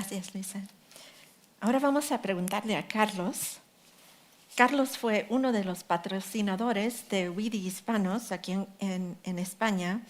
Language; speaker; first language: Spanish; early bilingual, heritage; Spanish